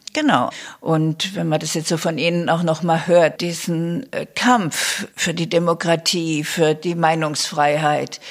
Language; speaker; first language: German; native; German